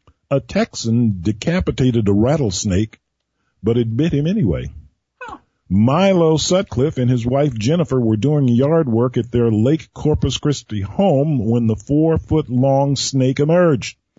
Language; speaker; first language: English; native; English